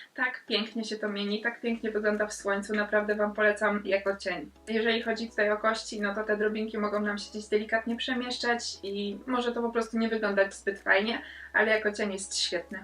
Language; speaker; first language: Polish; native; Polish